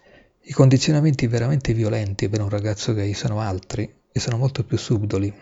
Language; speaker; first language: Italian; native; Italian